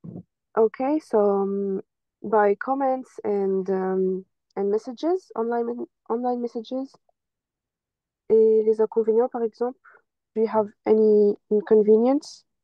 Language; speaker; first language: English; non-native, fluent; French